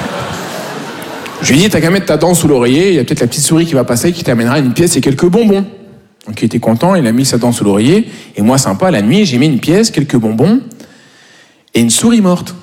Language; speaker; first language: French; native; French